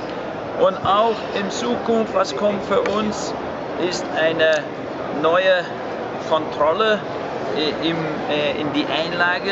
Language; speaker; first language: German; non-native, fluent; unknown